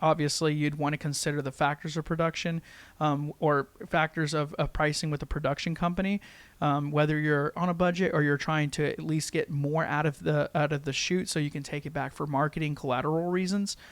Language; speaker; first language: English; native; English